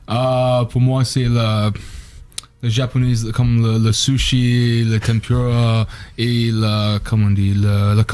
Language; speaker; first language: French; non-native, learner; English